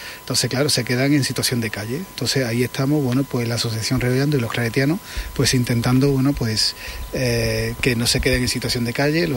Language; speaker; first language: Spanish; native; Spanish